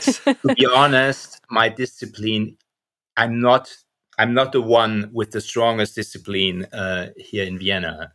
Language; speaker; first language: English; non-native, fluent; German